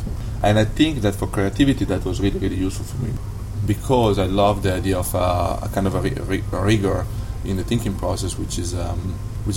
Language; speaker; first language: English; non-native, fluent; Italian